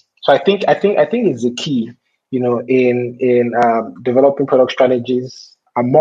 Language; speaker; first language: English; non-native, local second language; Igbo